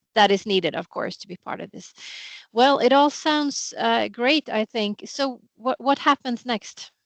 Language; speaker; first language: English; non-native, fluent; Swedish